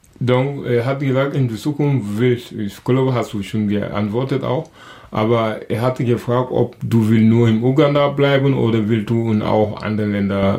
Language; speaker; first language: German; non-native, local second language; Wolof